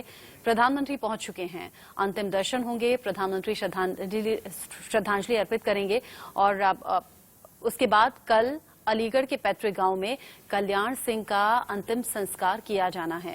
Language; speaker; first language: Hindi; native; Hindi